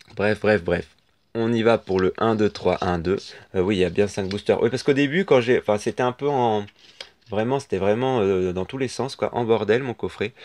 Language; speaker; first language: French; native; French